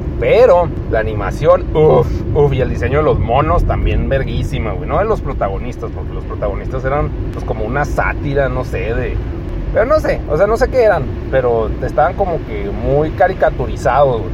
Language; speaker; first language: Spanish; native; Spanish